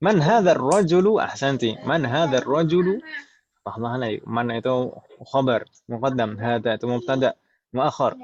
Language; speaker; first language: Arabic; non-native, fluent; Indonesian